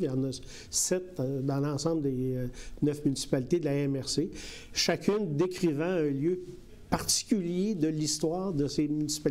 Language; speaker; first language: French; native; French